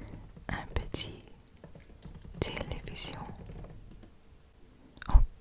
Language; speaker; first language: French; non-native, learner; English